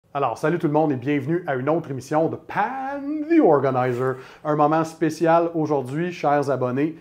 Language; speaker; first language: French; native; French